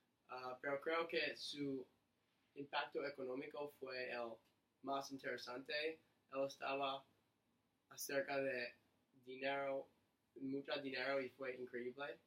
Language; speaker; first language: Spanish; non-native, learner; English